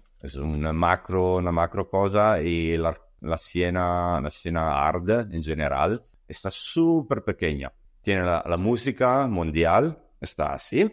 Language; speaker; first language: Spanish; non-native, learner; Italian